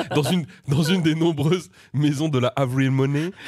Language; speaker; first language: French; native; French